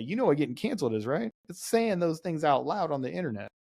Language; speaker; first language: English; native; English